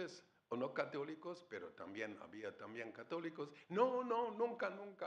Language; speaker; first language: Spanish; non-native, fluent; German